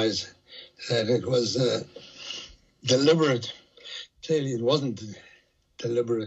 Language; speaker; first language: English; native; English